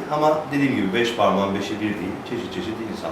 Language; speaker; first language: Turkish; native; Turkish